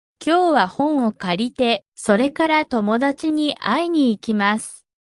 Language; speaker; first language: Japanese; non-native, fluent; Korean